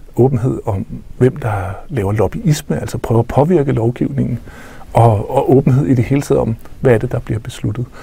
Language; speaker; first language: Danish; native; Danish